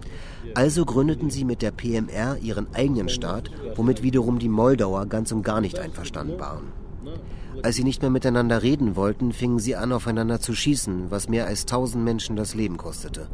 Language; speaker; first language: German; native; German